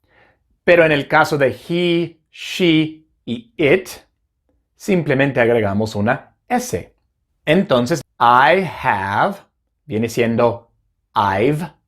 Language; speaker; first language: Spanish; non-native, fluent; English